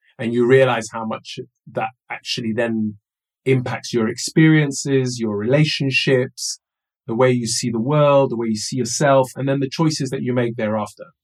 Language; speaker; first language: English; early bilingual, other home language; Somali